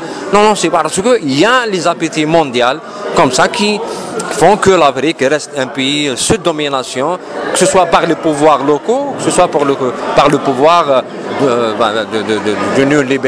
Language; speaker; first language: French; non-native, local second language; Arabic